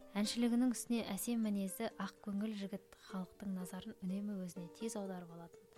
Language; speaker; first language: Kazakh; native; Kazakh